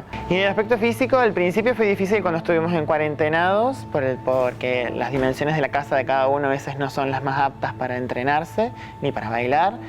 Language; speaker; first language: Spanish; native; Spanish